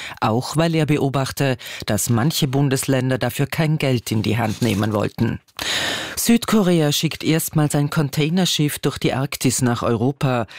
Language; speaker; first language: German; native; German